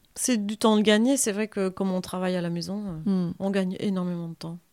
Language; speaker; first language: French; native; French